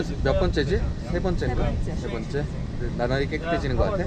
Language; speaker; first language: Korean; native; Korean